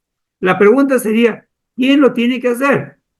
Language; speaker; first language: Spanish; native; Spanish